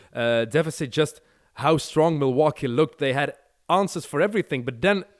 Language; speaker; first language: English; non-native, fluent; Dutch